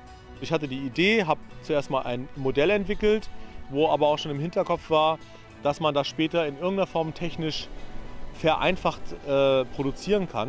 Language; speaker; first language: German; native; German